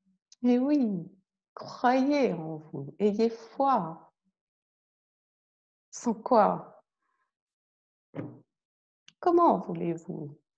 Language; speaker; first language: French; native; French